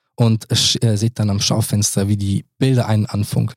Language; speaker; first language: German; early bilingual, other home language; Serbian